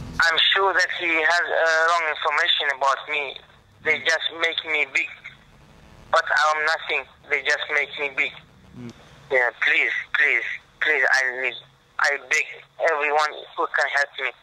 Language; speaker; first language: English; non-native, learner; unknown